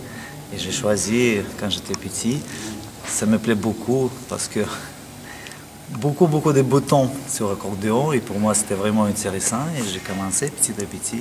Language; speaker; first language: French; non-native, learner; Russian